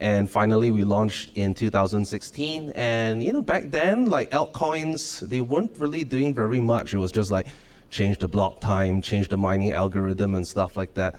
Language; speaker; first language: English; non-native, local second language; Cantonese